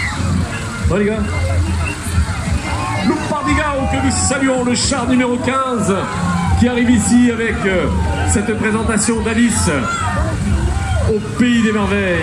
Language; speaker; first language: French; native; French